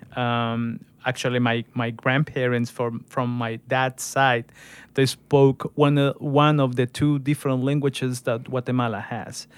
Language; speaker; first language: English; non-native, fluent; Spanish